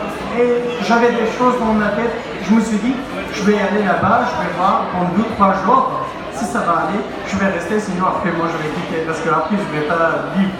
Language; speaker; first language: French; non-native, learner; Pashto